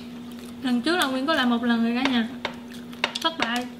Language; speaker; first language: Vietnamese; native; Vietnamese